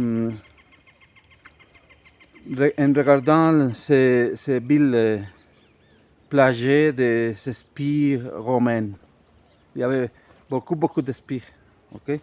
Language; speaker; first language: French; non-native, fluent; Spanish